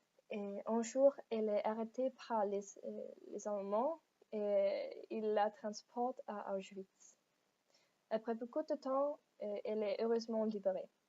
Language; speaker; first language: French; non-native, learner; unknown